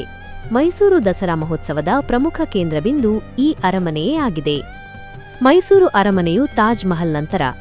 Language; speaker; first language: Kannada; native; Kannada